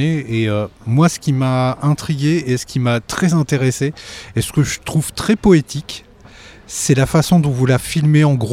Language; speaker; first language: French; native; French